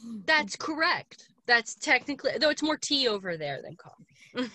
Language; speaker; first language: English; native; English